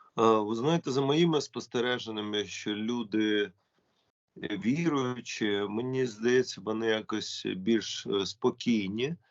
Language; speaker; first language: Ukrainian; non-native, local second language; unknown